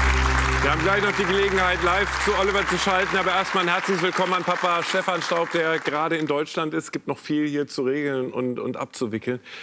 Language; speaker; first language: German; native; German